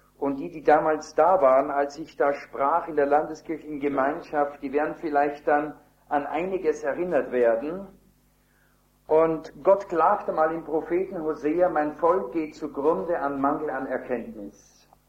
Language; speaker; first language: German; native; German